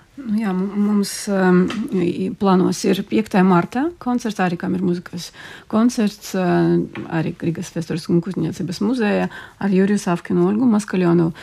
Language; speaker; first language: Latvian; non-native, local second language; Russian